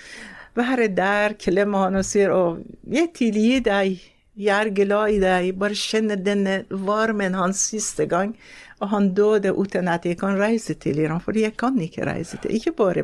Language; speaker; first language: Norwegian; non-native, fluent; Persian